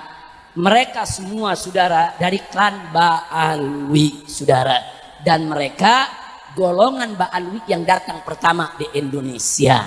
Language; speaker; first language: Indonesian; native; Indonesian